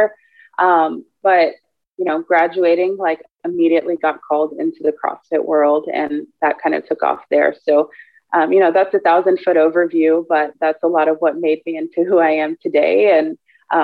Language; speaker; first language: English; native; English